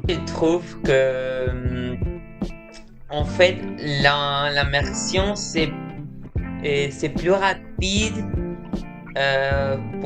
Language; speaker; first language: French; non-native, fluent; Spanish